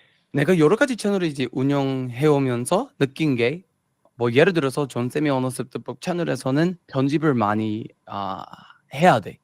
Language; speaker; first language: Korean; non-native, fluent; English